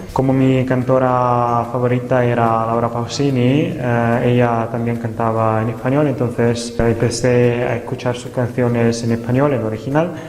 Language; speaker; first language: Spanish; non-native, fluent; Italian